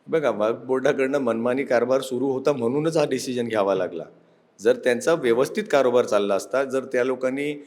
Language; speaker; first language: Marathi; non-native, local second language; Urdu